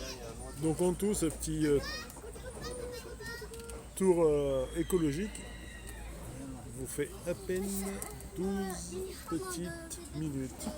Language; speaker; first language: French; native; French